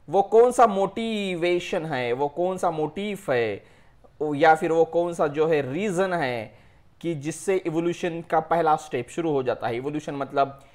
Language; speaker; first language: Hindi; non-native, local second language; Marathi